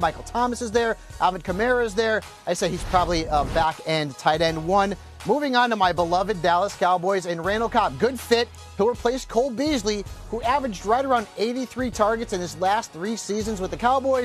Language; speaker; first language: English; native; English